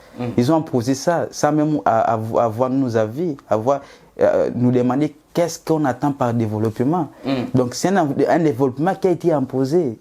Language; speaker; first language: French; non-native, fluent; Portuguese